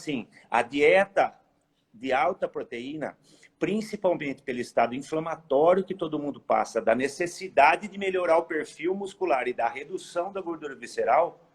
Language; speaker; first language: Portuguese; native; Portuguese